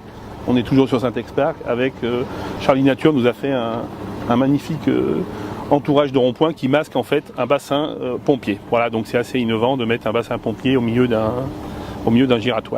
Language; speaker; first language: French; native; French